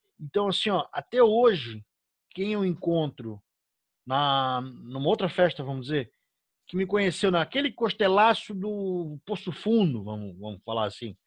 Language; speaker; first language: Portuguese; native; Portuguese